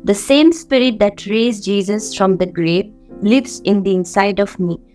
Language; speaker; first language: English; non-native, local second language; Assamese